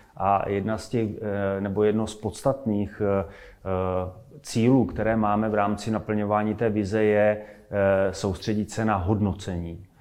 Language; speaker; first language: Czech; native; Czech